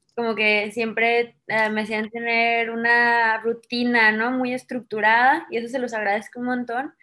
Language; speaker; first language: Spanish; native; Spanish